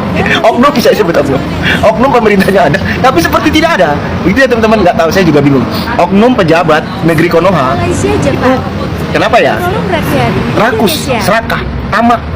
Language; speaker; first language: Indonesian; native; Indonesian